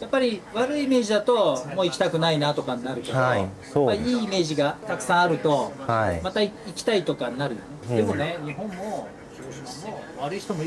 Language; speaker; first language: Japanese; native; Japanese